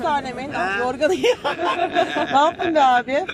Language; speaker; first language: Turkish; native; Turkish